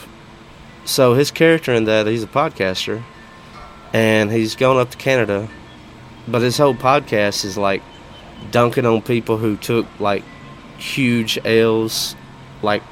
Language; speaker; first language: English; native; English